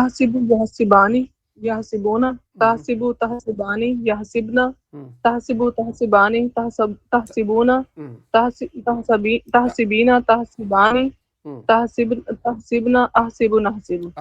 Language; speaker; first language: Arabic; non-native, learner; Urdu